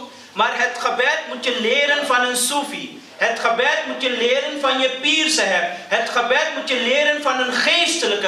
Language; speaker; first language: Dutch; early bilingual, other home language; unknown